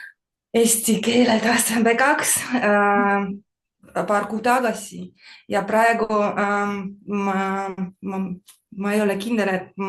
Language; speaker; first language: Estonian; non-native, learner; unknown